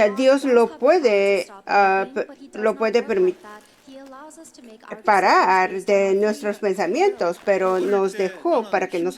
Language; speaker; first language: Spanish; non-native, fluent; Korean